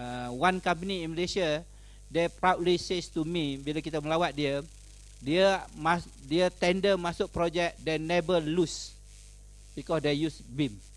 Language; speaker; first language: English; non-native, local second language; Malay